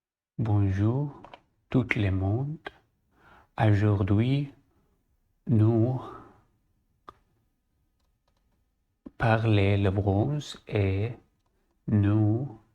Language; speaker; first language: French; non-native, learner; Arabic